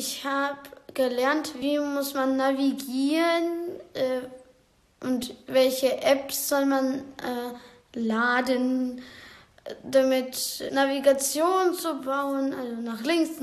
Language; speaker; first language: German; non-native, learner; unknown